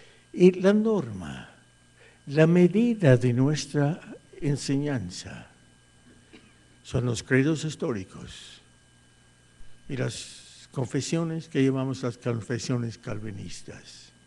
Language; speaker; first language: Spanish; non-native, fluent; English